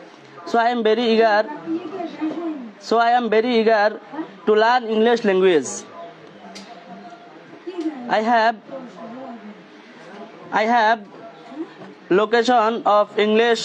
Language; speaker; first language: English; non-native, learner; Bangla